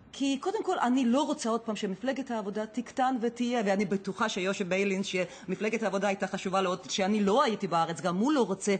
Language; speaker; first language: Hebrew; early bilingual, other home language; Georgian